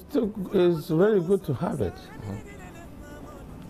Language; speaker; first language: English; non-native, learner; Bambara